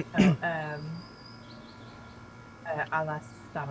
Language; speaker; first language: Spanish; non-native, learner; English